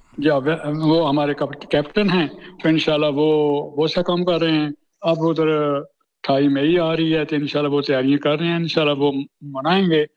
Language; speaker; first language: Urdu; non-native, local second language; Punjabi